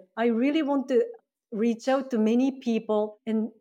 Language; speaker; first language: English; non-native, fluent; Japanese